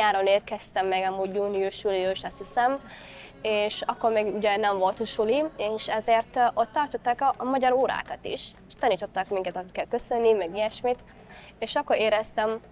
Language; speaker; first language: Hungarian; non-native, fluent; Somali